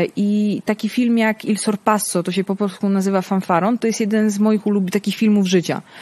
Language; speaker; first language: Polish; early bilingual, heritage; Italian